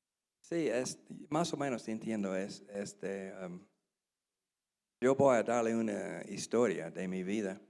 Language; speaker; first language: Spanish; non-native, learner; English